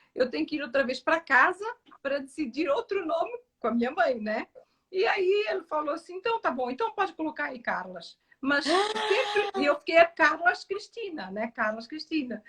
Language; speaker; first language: Portuguese; native; Portuguese